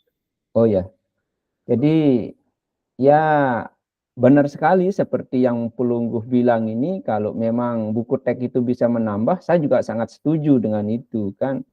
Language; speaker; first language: Indonesian; non-native, local second language; Sasak